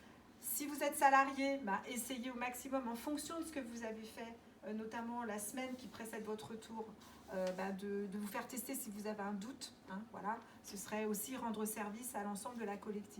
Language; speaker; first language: French; native; French